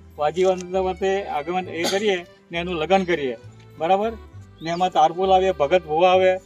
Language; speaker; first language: Gujarati; non-native, local second language; Kukna